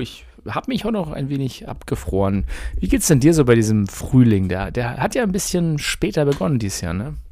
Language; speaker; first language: German; native; German